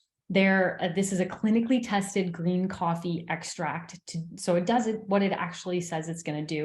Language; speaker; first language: English; native; English